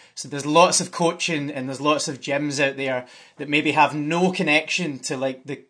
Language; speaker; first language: English; native; English